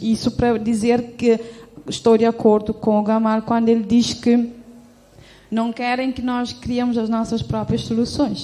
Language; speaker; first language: Portuguese; non-native, local second language; Kabuverdianu